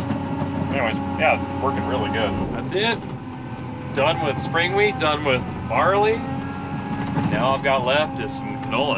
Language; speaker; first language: English; native; English